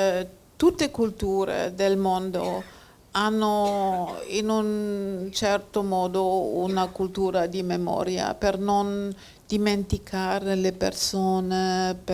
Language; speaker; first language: Italian; non-native, fluent; German